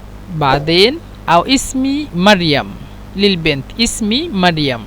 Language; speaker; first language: Arabic; non-native, fluent; Bangla